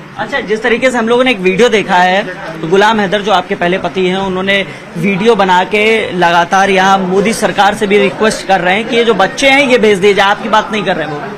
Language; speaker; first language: Hindi; native; Hindi